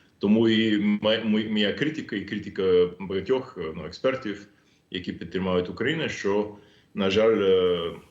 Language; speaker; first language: Ukrainian; non-native, fluent; English